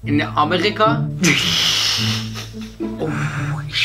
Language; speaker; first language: German; non-native, learner; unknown